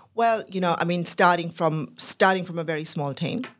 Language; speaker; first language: English; non-native, local second language; Urdu